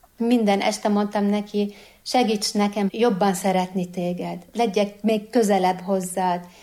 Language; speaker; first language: Hungarian; non-native, fluent; Arabic